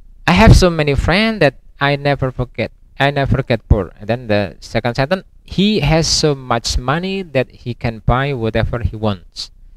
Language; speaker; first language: English; non-native, fluent; Indonesian